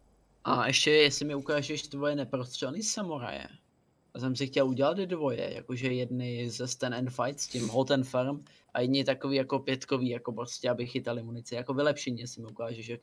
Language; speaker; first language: Czech; native; Czech